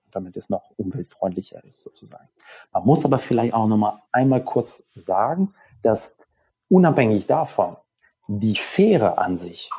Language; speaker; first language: German; non-native, fluent; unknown